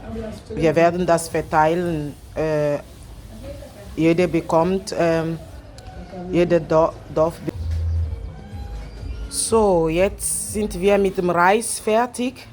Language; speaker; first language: German; non-native, fluent; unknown